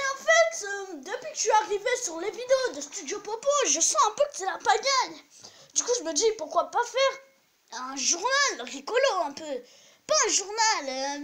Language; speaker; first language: French; native; French